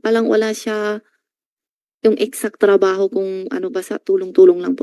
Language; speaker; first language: Filipino; non-native, learner; Chinese